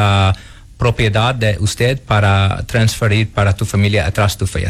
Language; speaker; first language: Spanish; non-native, learner; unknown